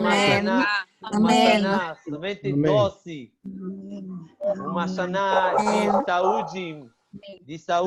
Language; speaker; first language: Portuguese; non-native, fluent; Hebrew